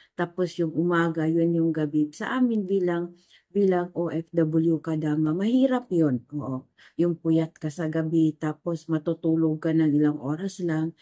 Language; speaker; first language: Filipino; non-native, local second language; Maguindanaon